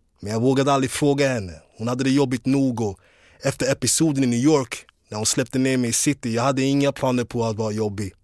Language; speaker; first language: Swedish; early bilingual, other home language; English